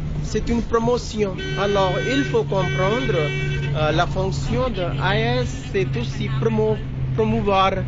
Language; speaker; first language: French; non-native, learner; Hindi